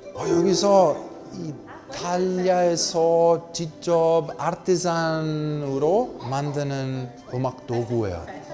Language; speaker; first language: Korean; non-native, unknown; Italian